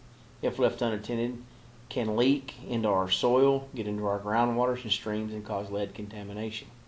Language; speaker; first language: English; native; English